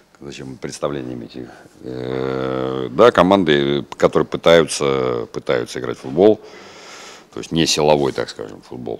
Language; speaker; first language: Russian; native; Russian